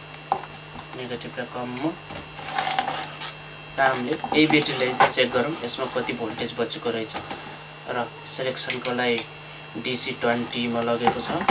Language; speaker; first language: Nepali; native; Nepali